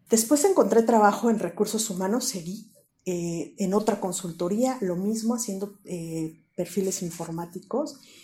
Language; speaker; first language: Spanish; native; Spanish